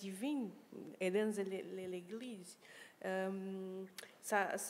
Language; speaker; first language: French; non-native, learner; Portuguese